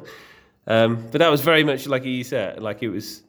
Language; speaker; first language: English; native; English